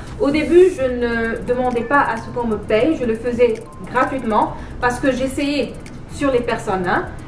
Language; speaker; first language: French; non-native, local second language; Wolof